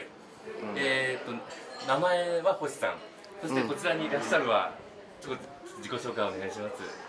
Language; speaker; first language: Japanese; native; Japanese